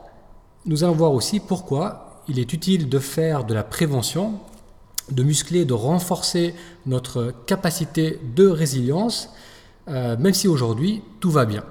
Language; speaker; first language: French; native; French